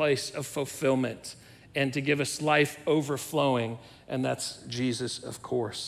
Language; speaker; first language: English; native; English